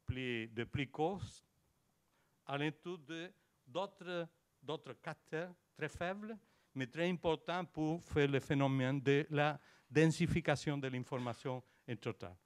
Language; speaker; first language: French; non-native, learner; Spanish